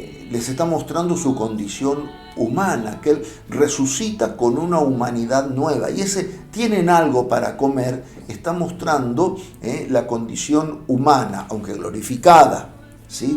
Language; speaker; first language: Spanish; native; Spanish